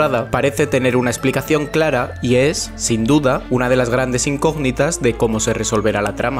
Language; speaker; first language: Spanish; native; Spanish